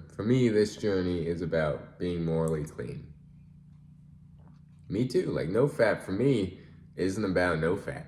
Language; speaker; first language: English; native; English